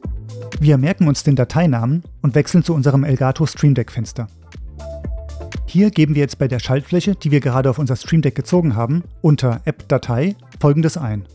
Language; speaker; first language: German; native; German